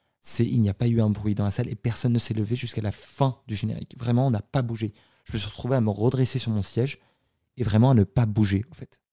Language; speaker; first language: French; early bilingual, other home language; Arabic